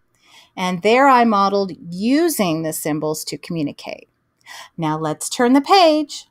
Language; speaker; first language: English; native; English